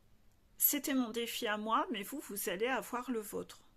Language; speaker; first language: French; native; French